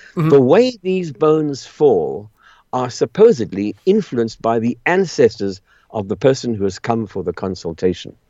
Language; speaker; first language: English; native; English